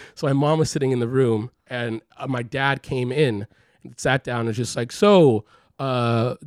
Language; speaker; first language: English; native; English